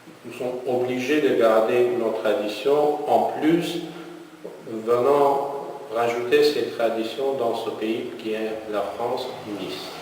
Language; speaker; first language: French; non-native, fluent; Armenian